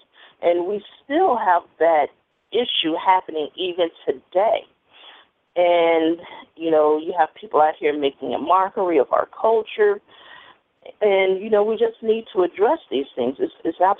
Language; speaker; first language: English; native; English